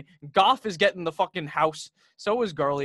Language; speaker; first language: English; native; English